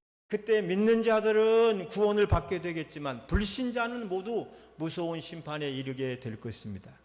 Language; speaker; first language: Korean; native; Korean